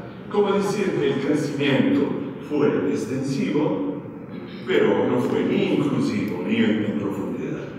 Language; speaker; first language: Spanish; non-native, fluent; Italian